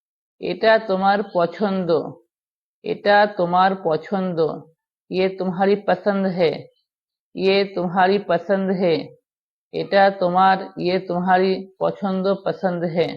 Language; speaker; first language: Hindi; non-native, local second language; Bangla